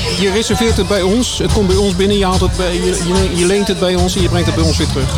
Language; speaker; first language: Dutch; native; Dutch